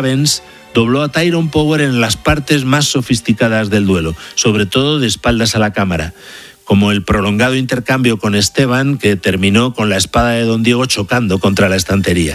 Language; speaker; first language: Spanish; native; Spanish